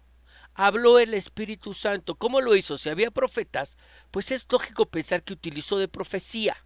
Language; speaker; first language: Spanish; native; Spanish